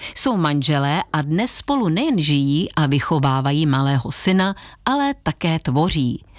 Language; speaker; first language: Czech; native; Czech